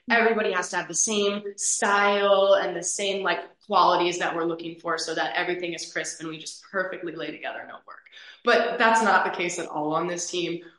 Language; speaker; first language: English; native; English